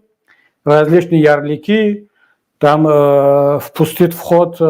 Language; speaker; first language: Russian; non-native, local second language; Tajik